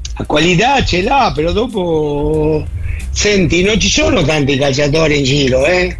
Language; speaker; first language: Italian; non-native, fluent; Spanish